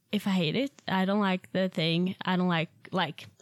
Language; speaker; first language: English; non-native, fluent; Swedish